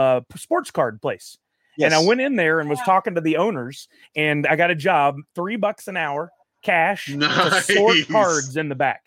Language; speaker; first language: English; native; English